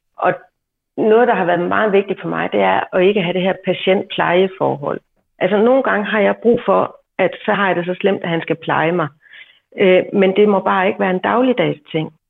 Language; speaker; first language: Danish; native; Danish